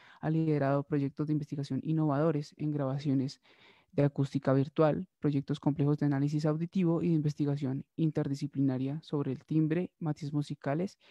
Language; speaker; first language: Spanish; native; Spanish